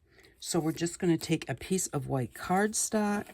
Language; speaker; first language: English; native; English